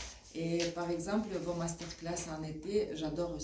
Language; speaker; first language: French; non-native, fluent; Russian